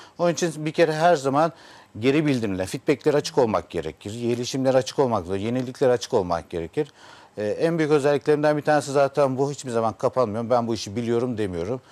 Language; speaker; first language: Turkish; native; Turkish